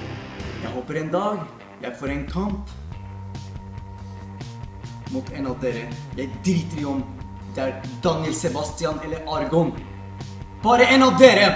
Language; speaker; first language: Norwegian; non-native, fluent; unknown